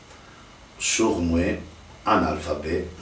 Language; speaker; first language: French; non-native, fluent; Italian